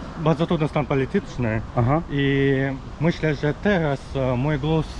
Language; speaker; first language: Polish; early bilingual, heritage; Russian